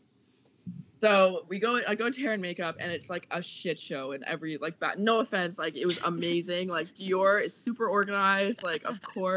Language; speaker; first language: English; native; English